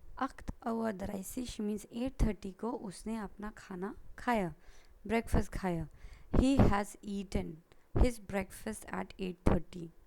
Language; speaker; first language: Hindi; native; Hindi